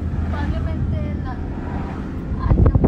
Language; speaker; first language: Spanish; non-native, learner; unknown